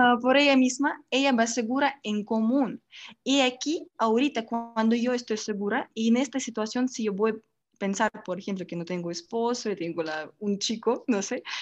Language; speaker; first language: Spanish; non-native, learner; Russian